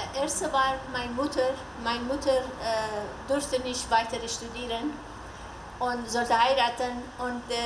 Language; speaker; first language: German; non-native, learner; Persian